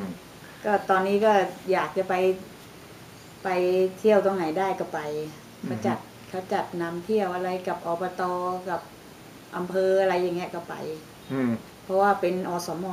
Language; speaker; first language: Thai; native; Thai